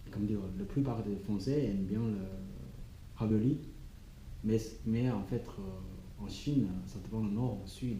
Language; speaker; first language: French; non-native, learner; Chinese